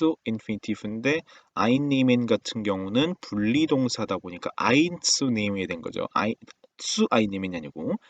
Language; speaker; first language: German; non-native, fluent; Korean